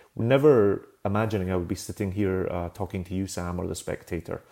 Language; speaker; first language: English; native; English